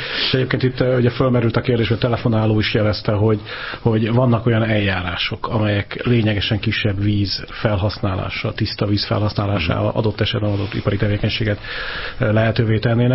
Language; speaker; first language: Hungarian; native; Hungarian